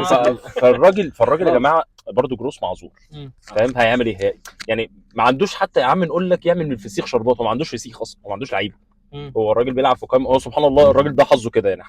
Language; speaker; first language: Arabic; native; Arabic